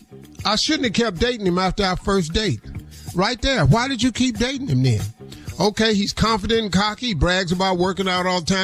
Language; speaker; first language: English; native; English